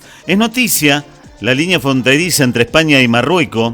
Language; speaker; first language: Spanish; native; Spanish